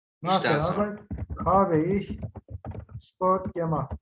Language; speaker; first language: German; non-native, fluent; Turkish